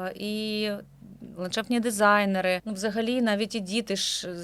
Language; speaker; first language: Ukrainian; native; Ukrainian